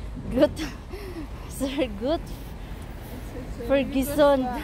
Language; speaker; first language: German; non-native, learner; Filipino